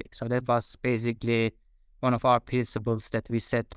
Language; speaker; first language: English; non-native, fluent; Turkish